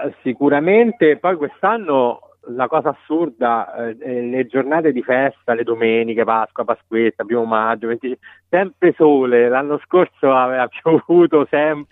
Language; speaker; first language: Italian; native; Italian